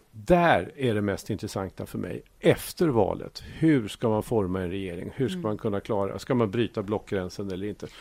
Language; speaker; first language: Swedish; native; Swedish